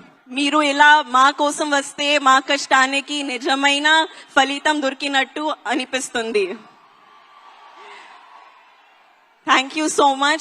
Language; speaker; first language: Telugu; non-native, fluent; Hindi